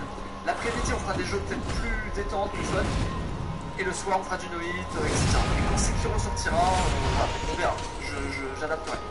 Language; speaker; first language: French; native; French